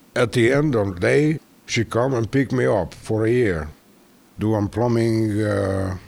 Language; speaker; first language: English; non-native, learner; Hungarian